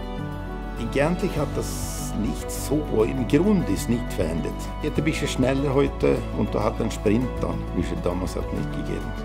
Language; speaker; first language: German; non-native, fluent; Swedish